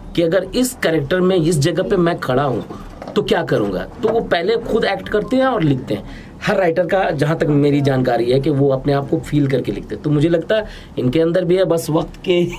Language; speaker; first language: Hindi; native; Hindi